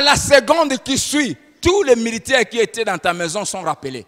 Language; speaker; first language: French; non-native, local second language; Lingala